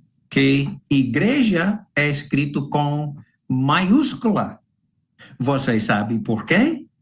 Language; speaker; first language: Portuguese; non-native, fluent; English